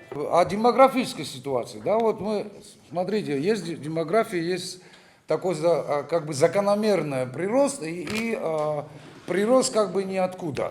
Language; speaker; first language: Russian; native; Russian